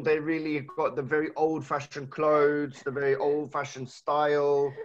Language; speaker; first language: English; native; English